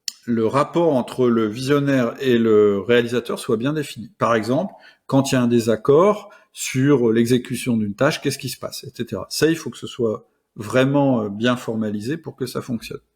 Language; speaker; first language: French; native; French